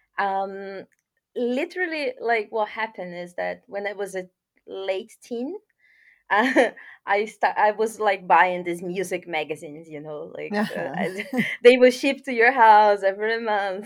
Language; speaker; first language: English; non-native, fluent; Portuguese